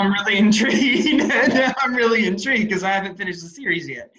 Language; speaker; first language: English; native; English